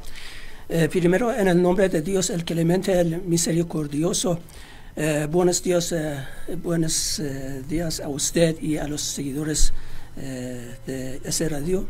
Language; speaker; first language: Spanish; non-native, fluent; Persian